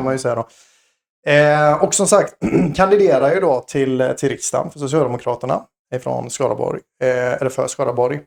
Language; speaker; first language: Swedish; native; Swedish